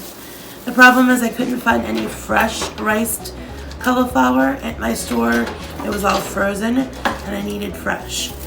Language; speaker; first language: English; native; English